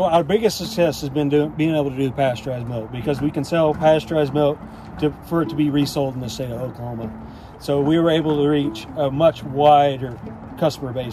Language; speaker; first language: English; native; English